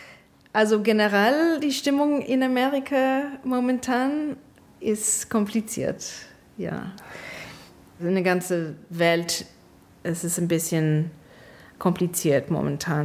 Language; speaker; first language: German; non-native, fluent; English